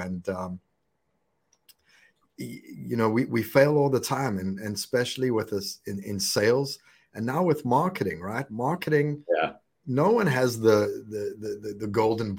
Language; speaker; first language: English; native; English